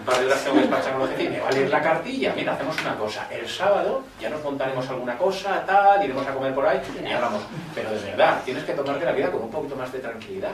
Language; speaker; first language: Spanish; native; Spanish